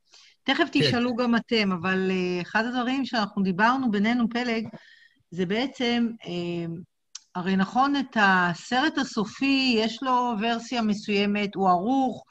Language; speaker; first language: Hebrew; native; Hebrew